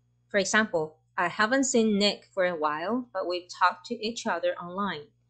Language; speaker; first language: English; non-native, fluent; Chinese